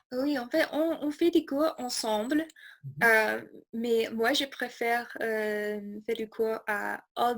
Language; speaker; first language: French; non-native, fluent; English